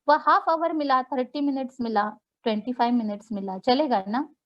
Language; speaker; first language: Hindi; non-native, local second language; Marathi